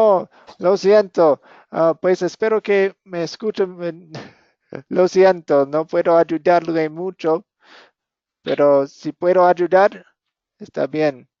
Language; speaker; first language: Spanish; non-native, fluent; English